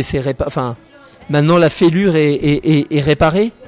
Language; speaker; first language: French; native; French